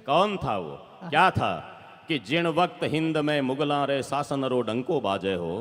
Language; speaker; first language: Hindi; non-native, local second language; Rajasthani